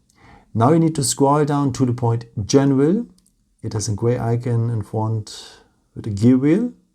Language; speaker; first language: English; non-native, fluent; German